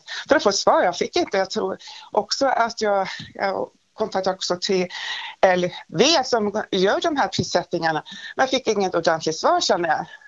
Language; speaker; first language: Swedish; native; Swedish